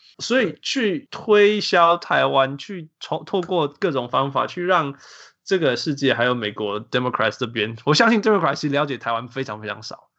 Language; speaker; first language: Chinese; early bilingual, heritage; Chinese